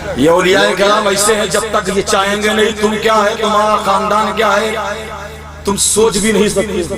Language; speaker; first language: Urdu; native; Urdu